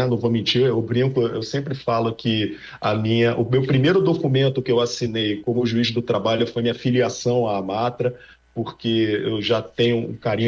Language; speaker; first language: Portuguese; native; Portuguese